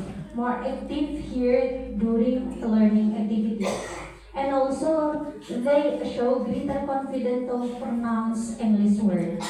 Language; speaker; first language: English; non-native, learner; Indonesian